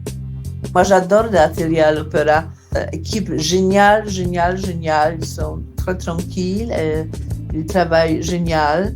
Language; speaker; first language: French; non-native, fluent; Polish